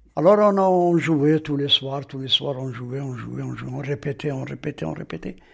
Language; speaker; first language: French; non-native, local second language; Arabic